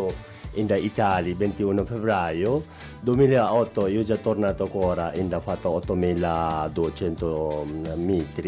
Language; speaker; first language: Italian; non-native, learner; Nepali